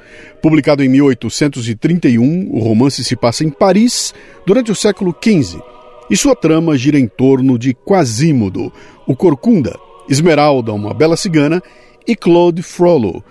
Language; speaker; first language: Portuguese; native; Portuguese